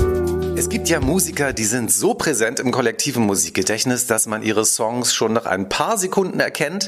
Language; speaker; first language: German; native; German